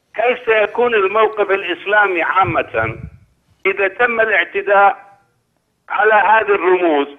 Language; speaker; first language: Arabic; native; Arabic